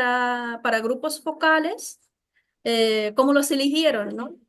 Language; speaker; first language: Spanish; non-native, fluent; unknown